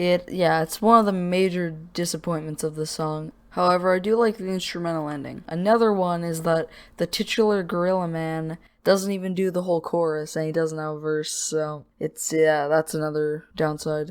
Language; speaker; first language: English; native; English